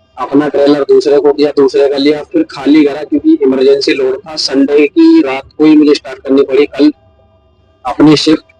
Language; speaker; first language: Hindi; native; Hindi